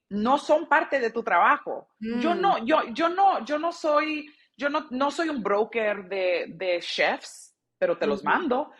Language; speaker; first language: Spanish; early bilingual, heritage; Spanish